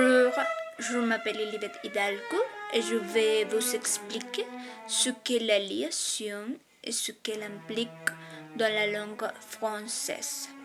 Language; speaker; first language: French; non-native, fluent; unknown